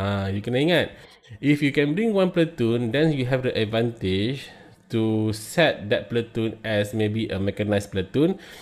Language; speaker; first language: English; non-native, local second language; Malay